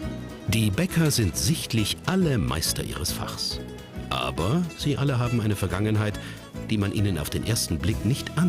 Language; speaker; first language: German; native; German